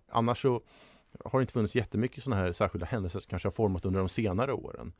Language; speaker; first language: Swedish; native; Swedish